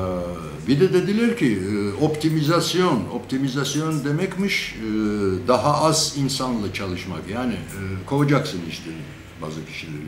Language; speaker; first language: Turkish; non-native, fluent; Georgian